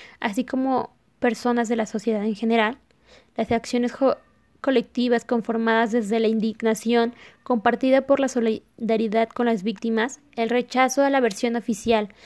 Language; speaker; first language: Spanish; native; Spanish